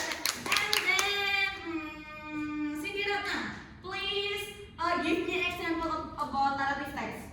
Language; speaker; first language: English; non-native, learner; Indonesian